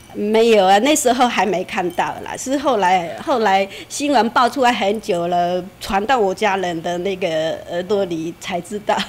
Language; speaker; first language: Chinese; native; Chinese